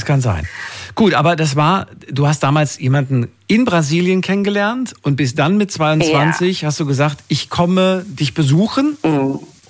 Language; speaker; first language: German; native; German